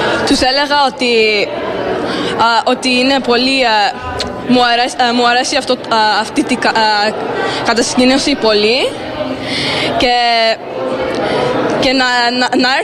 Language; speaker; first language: Greek; early bilingual, heritage; Greek